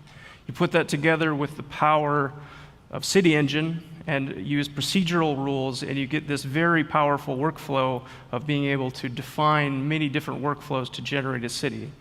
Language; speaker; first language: English; native; English